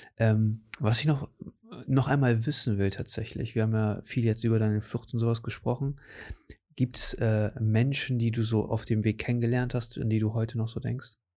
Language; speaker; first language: German; native; German